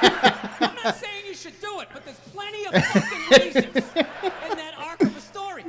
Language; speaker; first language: English; native; English